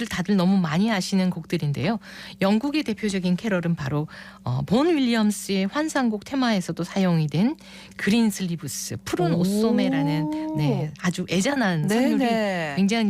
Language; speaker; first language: Korean; native; Korean